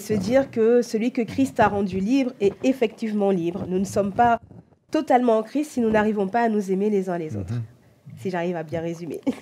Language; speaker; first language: French; native; French